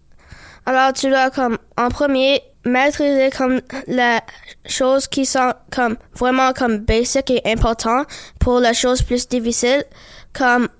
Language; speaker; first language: French; early bilingual, other home language; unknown